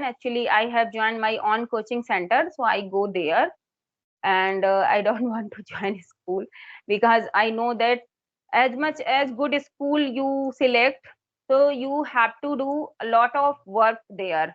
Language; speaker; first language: English; non-native, local second language; Hindi